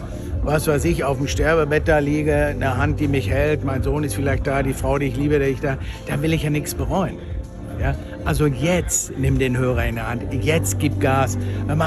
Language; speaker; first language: German; native; German